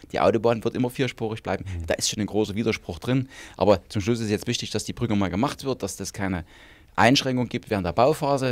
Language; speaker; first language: German; native; German